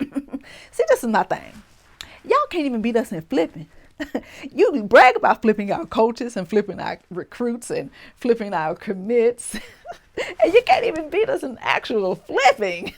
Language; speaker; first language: English; native; English